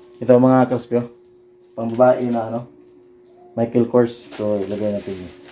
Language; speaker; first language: Filipino; non-native, local second language; Cebuano